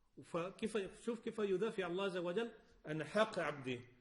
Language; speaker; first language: Arabic; non-native, fluent; Spanish